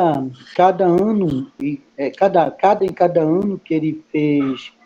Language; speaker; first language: Portuguese; non-native, local second language; Kayapó